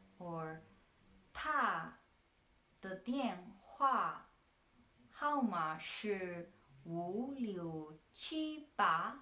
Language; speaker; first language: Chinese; non-native, learner; English